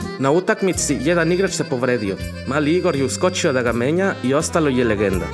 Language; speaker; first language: Serbian; non-native, fluent; Spanish